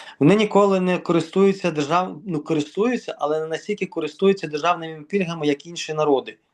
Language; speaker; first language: Ukrainian; native; Ukrainian